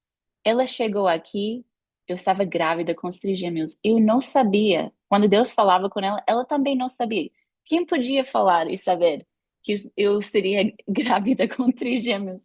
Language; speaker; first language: Portuguese; non-native, fluent; English